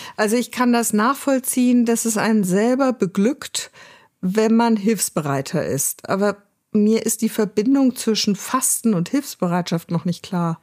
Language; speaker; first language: German; native; German